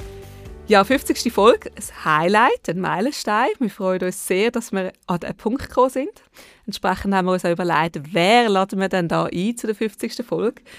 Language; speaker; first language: German; native; German